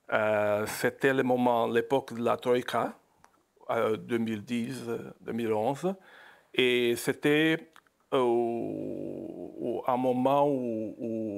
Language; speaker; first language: French; non-native, fluent; Portuguese